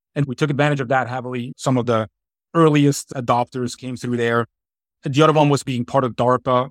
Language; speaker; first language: English; non-native, fluent; German